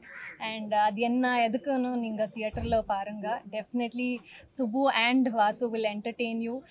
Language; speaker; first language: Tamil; non-native, learner; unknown